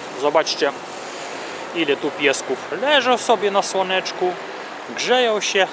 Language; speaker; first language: Polish; non-native, fluent; Russian